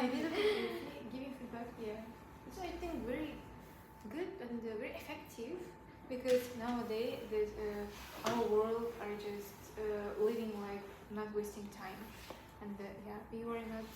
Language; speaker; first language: English; non-native, learner; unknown